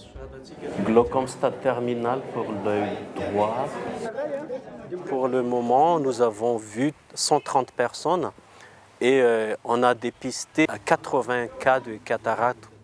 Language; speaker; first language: French; non-native, local second language; Malagasy